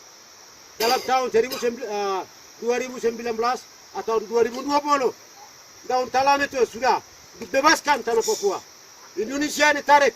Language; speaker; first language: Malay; non-native, local second language; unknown